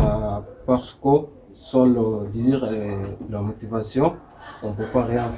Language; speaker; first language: French; non-native, learner; Arabic